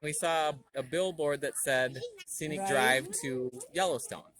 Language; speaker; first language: English; native; English